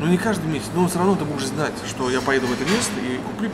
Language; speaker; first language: Russian; native; Russian